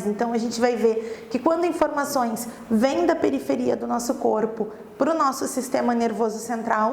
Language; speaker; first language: Portuguese; native; Portuguese